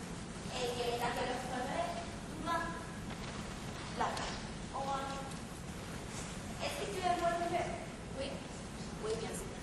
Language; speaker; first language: French; non-native, learner; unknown